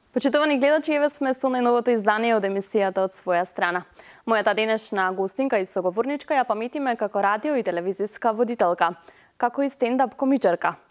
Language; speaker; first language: Macedonian; native; Macedonian